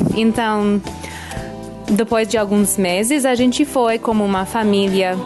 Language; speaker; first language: Portuguese; non-native, fluent; English